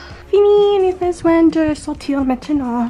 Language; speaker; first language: French; non-native, local second language; English